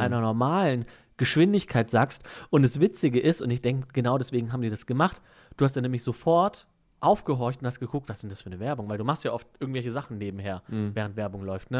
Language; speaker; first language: German; native; German